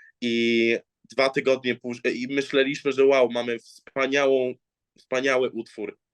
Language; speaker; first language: Polish; early bilingual, heritage; English